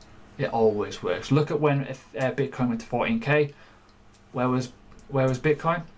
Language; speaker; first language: English; native; English